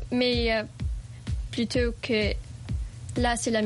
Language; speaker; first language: French; non-native, local second language; Arabic